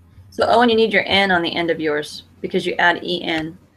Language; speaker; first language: English; native; English